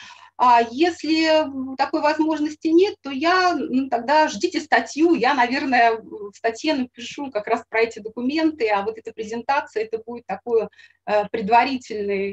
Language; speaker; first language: Russian; native; Russian